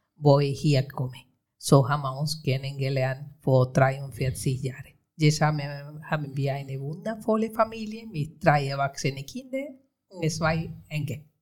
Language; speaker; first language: German; non-native, fluent; Spanish